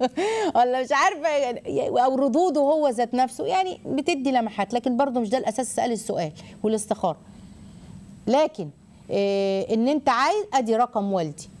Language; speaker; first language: Arabic; native; Arabic